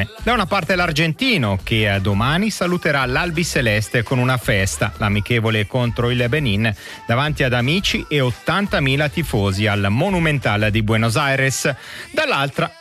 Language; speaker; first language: Italian; native; Italian